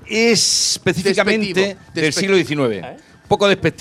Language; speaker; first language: Spanish; native; Spanish